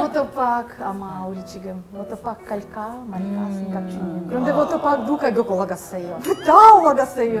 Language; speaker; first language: Korean; non-native, fluent; Russian